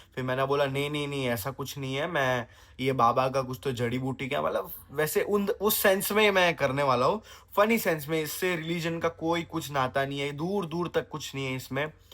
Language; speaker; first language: Hindi; non-native, local second language; Gujarati